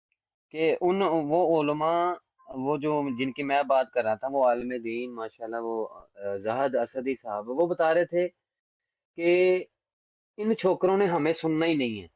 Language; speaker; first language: Hindi; non-native, local second language; Punjabi